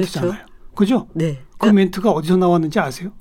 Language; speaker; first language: Korean; native; Korean